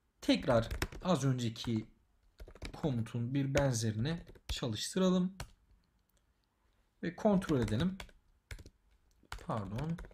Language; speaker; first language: Turkish; native; Turkish